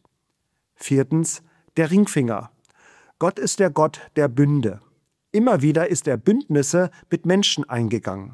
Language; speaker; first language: German; native; German